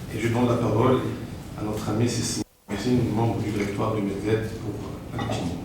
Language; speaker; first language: French; non-native, local second language; Arabic